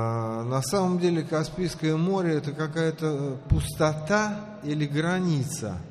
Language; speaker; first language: Russian; native; Russian